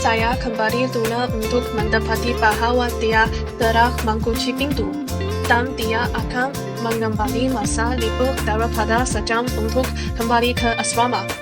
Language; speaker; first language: Malay; non-native, learner; Chinese